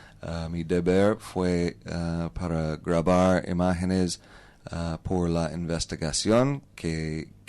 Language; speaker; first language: Spanish; non-native, learner; English